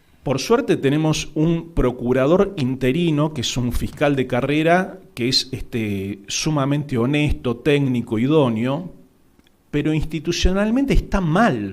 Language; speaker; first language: Spanish; native; Spanish